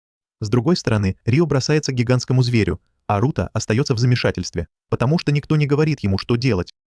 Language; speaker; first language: Russian; native; Russian